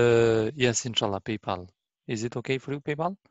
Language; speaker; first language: English; non-native, learner; Arabic